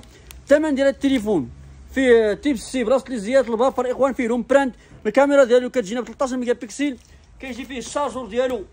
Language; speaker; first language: Arabic; native; Arabic